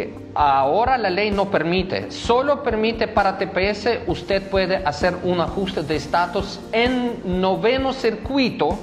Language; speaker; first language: Spanish; non-native, fluent; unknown